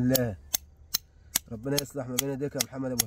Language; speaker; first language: Arabic; native; Arabic